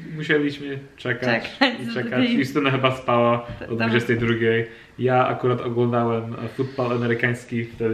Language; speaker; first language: Polish; non-native, learner; English